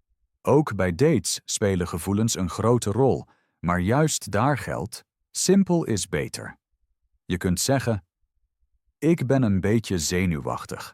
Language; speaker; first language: Dutch; non-native, fluent; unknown